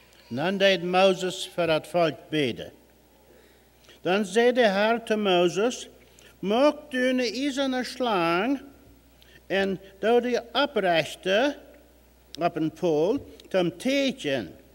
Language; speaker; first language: German; early bilingual, heritage; German